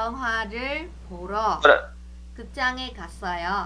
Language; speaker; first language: Korean; non-native, fluent; Vietnamese